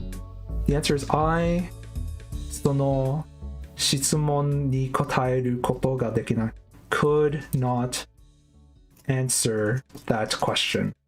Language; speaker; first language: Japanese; non-native, learner; English